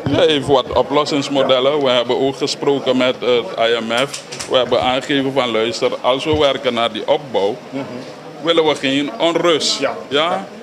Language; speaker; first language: Dutch; native; Dutch